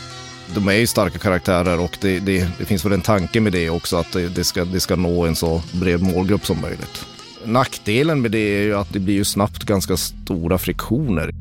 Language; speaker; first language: Swedish; native; Swedish